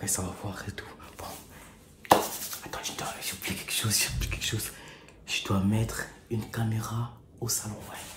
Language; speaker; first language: French; native; French